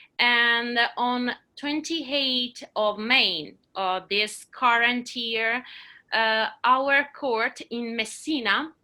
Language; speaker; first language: English; non-native, learner; Italian